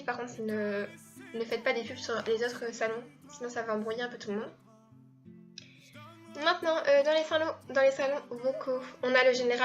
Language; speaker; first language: French; native; French